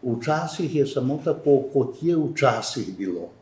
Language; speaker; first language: Slovenian; non-native, fluent; Albanian